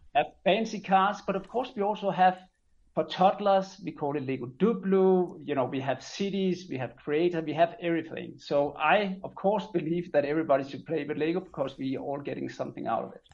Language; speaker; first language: English; non-native, fluent; Danish